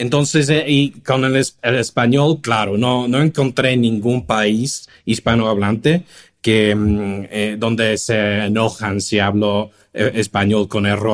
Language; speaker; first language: Spanish; non-native, fluent; English